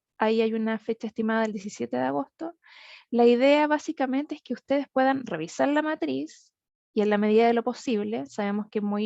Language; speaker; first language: Spanish; native; Spanish